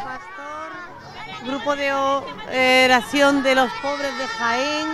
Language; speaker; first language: Spanish; native; Spanish